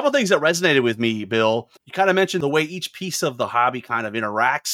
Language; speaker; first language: English; native; English